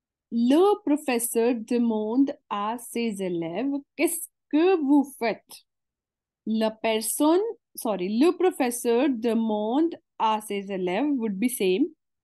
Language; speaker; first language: French; non-native, fluent; Hindi